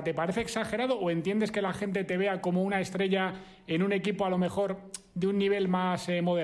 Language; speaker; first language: Spanish; native; Spanish